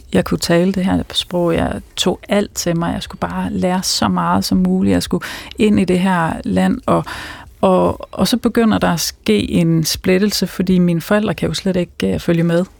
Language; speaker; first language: Danish; early bilingual, other home language; Persian